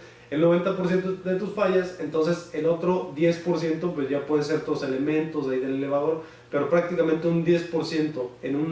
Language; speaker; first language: Spanish; native; Spanish